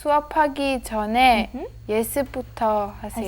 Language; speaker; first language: Korean; non-native, learner; Italian